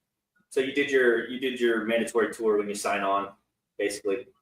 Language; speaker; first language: English; native; English